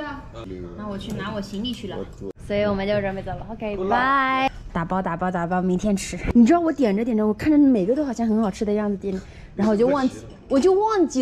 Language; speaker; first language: Chinese; native; Chinese